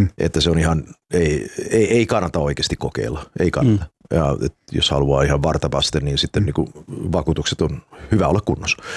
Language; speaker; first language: Finnish; early bilingual, heritage; Finnish